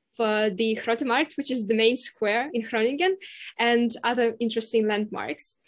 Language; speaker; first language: English; non-native, fluent; Russian